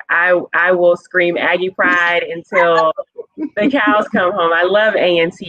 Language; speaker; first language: English; native; English